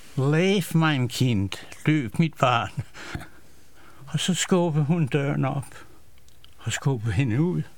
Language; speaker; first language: Danish; early bilingual, other home language; Yiddish